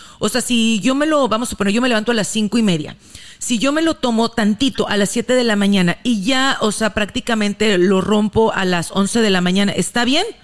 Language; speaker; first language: Spanish; native; Spanish